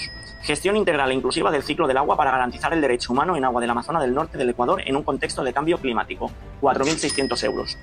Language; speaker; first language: Spanish; native; Spanish